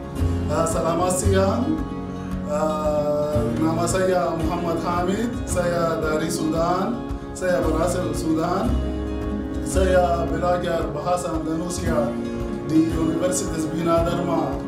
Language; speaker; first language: Indonesian; non-native, learner; Arabic